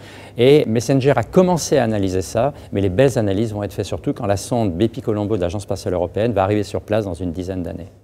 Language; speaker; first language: French; native; French